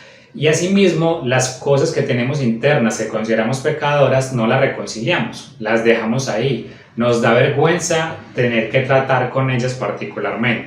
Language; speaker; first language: Spanish; native; Spanish